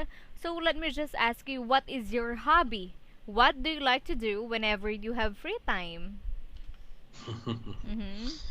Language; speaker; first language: English; non-native, fluent; Filipino